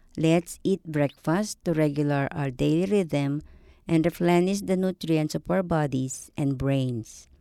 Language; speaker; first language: English; non-native, local second language; Filipino